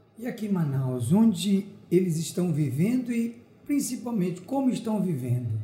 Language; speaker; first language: Portuguese; native; Portuguese